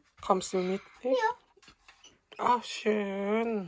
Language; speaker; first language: German; non-native, learner; Thai